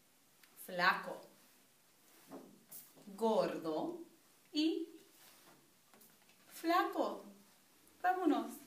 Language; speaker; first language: Spanish; non-native, fluent; English